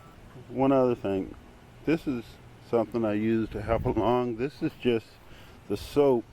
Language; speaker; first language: English; native; English